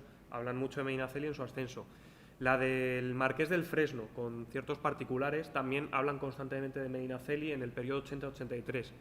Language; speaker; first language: Spanish; native; Spanish